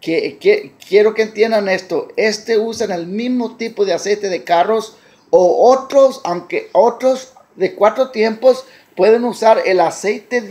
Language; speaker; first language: Spanish; early bilingual, heritage; Spanish